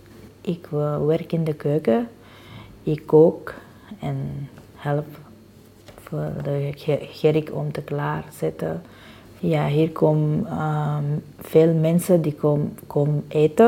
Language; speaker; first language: Dutch; non-native, learner; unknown